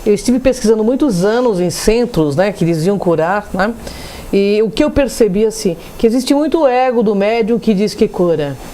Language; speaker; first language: Portuguese; native; Portuguese